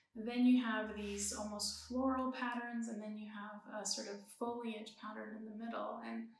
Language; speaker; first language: English; early bilingual, other home language; Persian